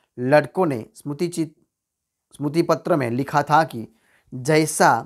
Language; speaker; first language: Hindi; non-native, local second language; Gujarati